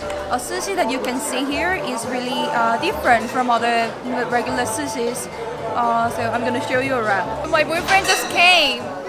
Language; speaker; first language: English; non-native, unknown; Korean